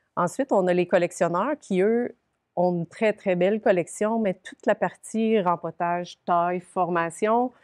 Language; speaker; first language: French; native; French